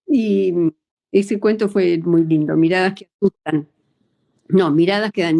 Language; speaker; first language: Spanish; native; Spanish